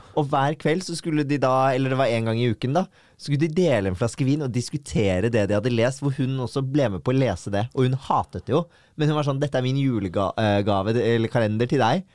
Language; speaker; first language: Norwegian; native; Norwegian